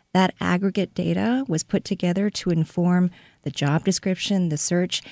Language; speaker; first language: English; non-native, fluent; Korean